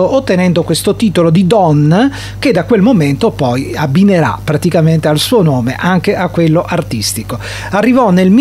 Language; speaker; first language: Italian; native; Italian